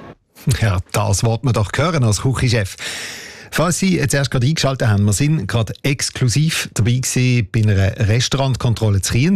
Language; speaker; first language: German; native; German